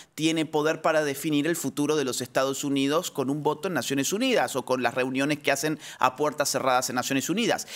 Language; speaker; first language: Spanish; native; Spanish